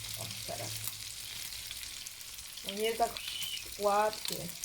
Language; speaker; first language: Polish; non-native, learner; Chinese